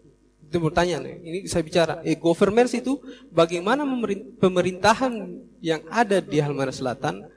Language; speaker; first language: Indonesian; native; Indonesian